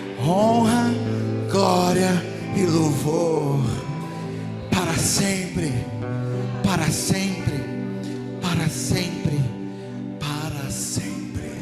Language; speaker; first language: Portuguese; native; Portuguese